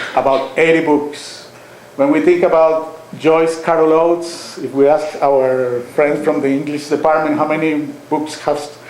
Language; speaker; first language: English; non-native, fluent; Spanish